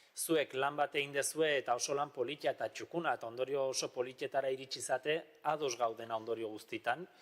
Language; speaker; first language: Basque; native; Basque